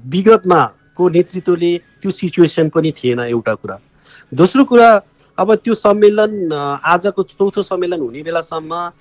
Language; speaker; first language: Nepali; non-native, local second language; Eastern Tamang